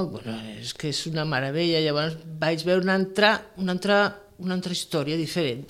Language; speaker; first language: Catalan; non-native, local second language; Spanish